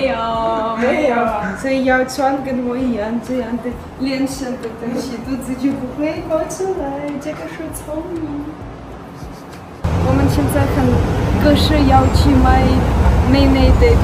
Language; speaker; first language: Chinese; non-native, fluent; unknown